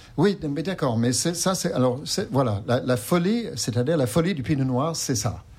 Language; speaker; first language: French; non-native, fluent; English